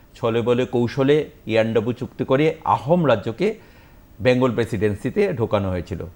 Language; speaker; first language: Bangla; native; Bangla